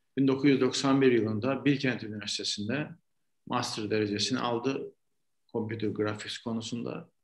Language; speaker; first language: Turkish; native; Turkish